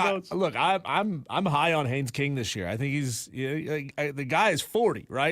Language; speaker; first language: English; native; English